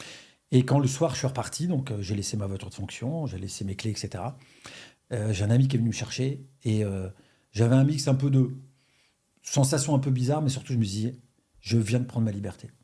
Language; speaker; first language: French; native; French